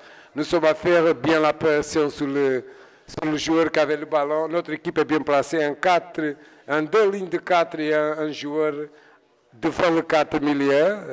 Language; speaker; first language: French; non-native, fluent; Portuguese